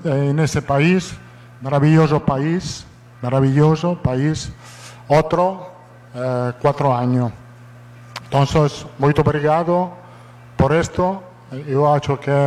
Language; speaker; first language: Portuguese; non-native, fluent; Italian